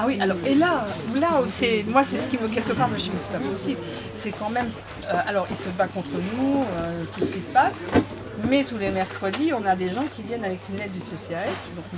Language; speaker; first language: French; native; French